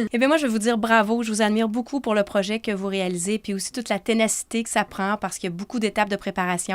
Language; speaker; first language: French; native; French